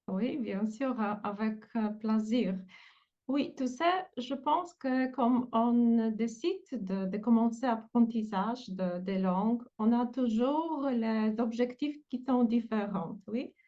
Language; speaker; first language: French; non-native, fluent; Polish